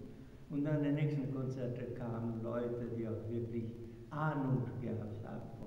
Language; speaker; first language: German; non-native, fluent; Hungarian